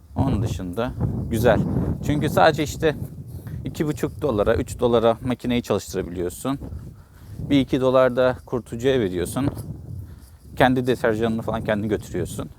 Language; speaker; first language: Turkish; native; Turkish